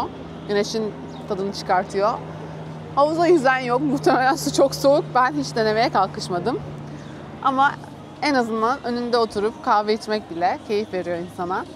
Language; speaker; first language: Turkish; native; Turkish